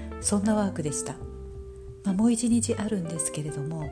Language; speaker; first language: Japanese; native; Japanese